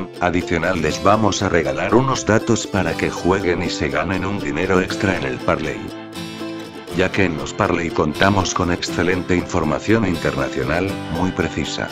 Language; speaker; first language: Spanish; native; Spanish